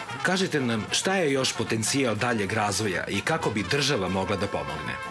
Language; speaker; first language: Serbian; native; Serbian